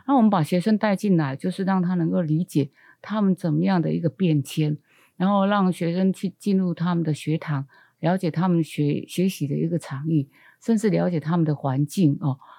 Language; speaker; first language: Chinese; native; Chinese